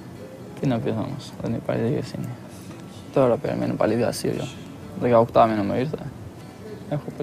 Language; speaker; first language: Greek; non-native, fluent; Albanian